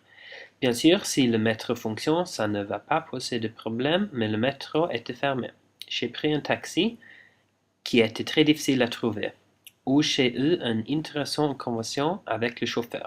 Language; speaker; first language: French; non-native, fluent; English